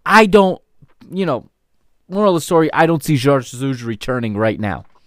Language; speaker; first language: English; native; English